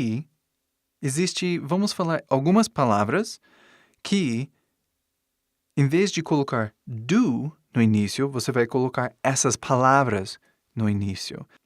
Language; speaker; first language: Portuguese; non-native, fluent; English